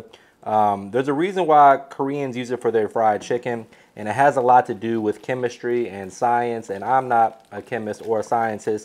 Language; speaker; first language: English; native; English